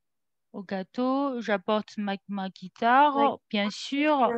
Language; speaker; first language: French; non-native, fluent; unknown